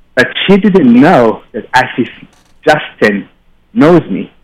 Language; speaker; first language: English; non-native, fluent; Arabic